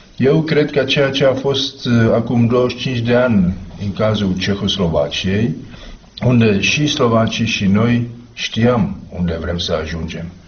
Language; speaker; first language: Romanian; non-native, fluent; Czech